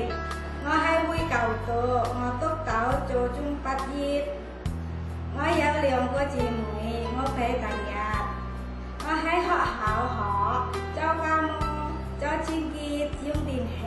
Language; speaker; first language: Cantonese; non-native, learner; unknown